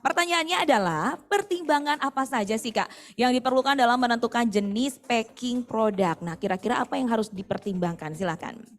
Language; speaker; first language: Indonesian; native; Indonesian